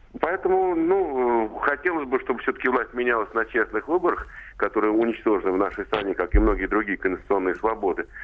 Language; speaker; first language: Russian; native; Russian